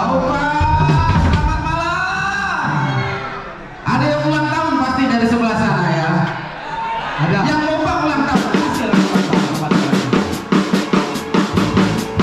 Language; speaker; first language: Indonesian; native; Indonesian